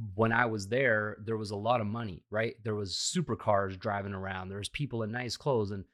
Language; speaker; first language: English; early bilingual, heritage; Hungarian